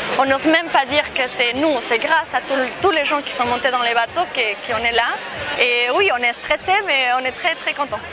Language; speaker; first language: French; non-native, fluent; Spanish